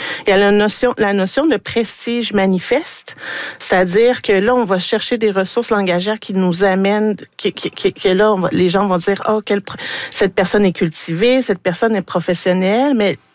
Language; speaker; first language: French; native; French